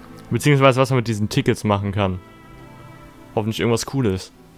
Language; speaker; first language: German; native; German